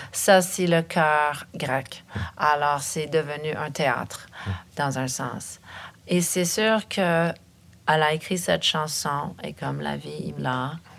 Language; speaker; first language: French; early bilingual, other home language; English